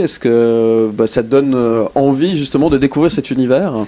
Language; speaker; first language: French; native; French